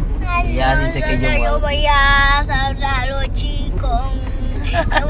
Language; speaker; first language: Spanish; non-native, learner; Haitian Creole